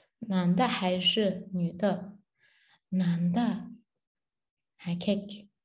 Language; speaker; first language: Chinese; non-native, learner; Turkish